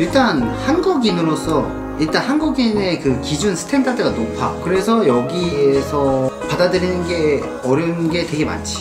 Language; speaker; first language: Korean; native; Korean